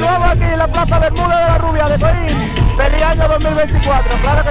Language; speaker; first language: Spanish; native; Spanish